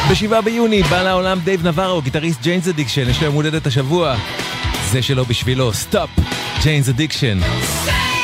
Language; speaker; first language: Hebrew; native; Hebrew